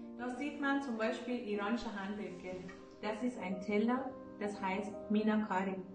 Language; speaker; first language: German; non-native, learner; Persian